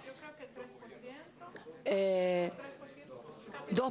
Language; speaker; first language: Spanish; non-native, fluent; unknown